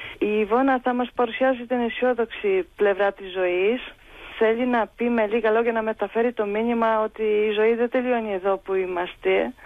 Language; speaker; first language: Greek; non-native, fluent; Polish